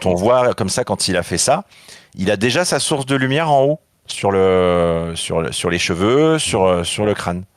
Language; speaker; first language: French; native; French